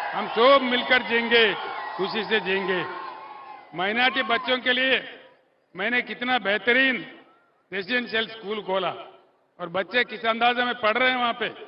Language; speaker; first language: Hindi; non-native, local second language; Telugu